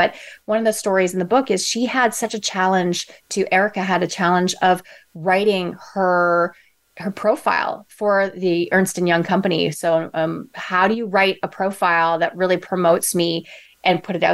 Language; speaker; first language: English; native; English